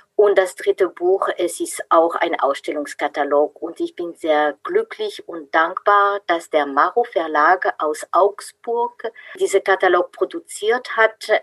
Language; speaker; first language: German; non-native, fluent; French